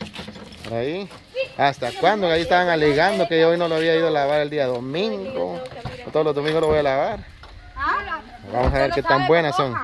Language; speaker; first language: Spanish; native; Spanish